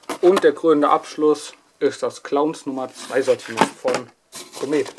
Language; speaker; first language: German; native; German